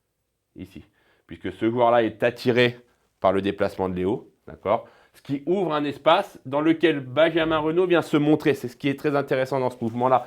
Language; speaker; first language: French; native; French